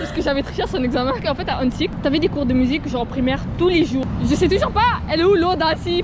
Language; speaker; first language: French; native; French